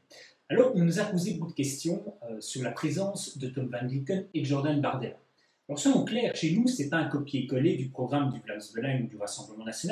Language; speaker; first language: French; native; French